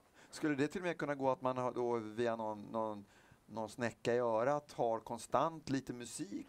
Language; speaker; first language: Swedish; native; Swedish